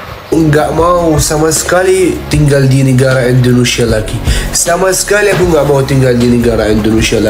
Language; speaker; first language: Indonesian; non-native, fluent; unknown